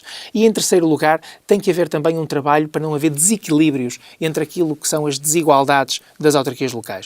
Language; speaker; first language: Portuguese; native; Portuguese